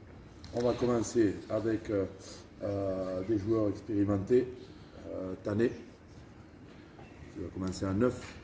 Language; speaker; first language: French; native; French